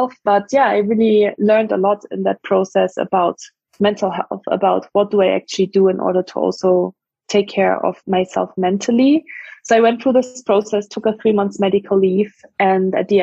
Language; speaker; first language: English; non-native, fluent; German